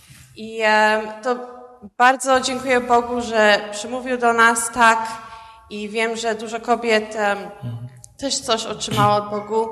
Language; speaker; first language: Polish; early bilingual, heritage; Polish